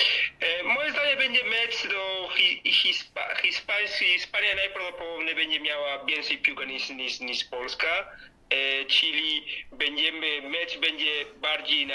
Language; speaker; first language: Polish; non-native, learner; Spanish